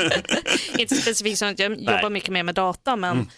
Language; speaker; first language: Swedish; native; Swedish